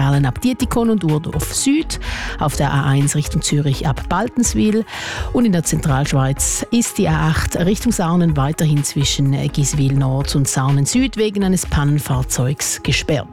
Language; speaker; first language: German; native; German